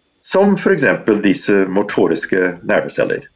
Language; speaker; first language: Norwegian; non-native, fluent; English